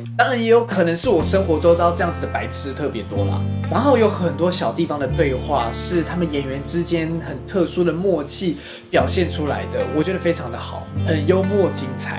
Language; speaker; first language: Chinese; native; Chinese